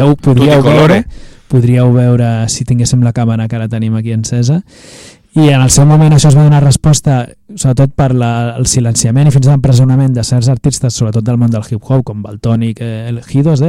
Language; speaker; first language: Catalan; native; Catalan